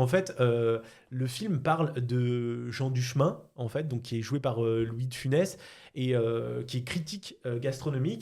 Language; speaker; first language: French; native; French